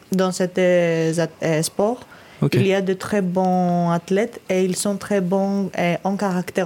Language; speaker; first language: French; non-native, learner; Greek